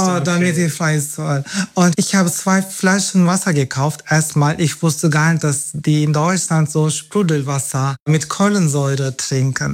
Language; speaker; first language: German; non-native, fluent; Turkish